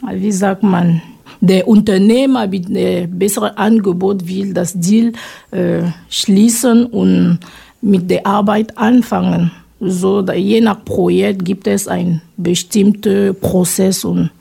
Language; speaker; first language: German; non-native, fluent; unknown